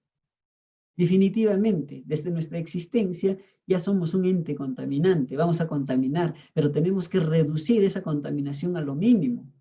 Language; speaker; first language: Spanish; native; Spanish